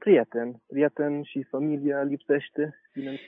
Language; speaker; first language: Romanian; non-native, learner; German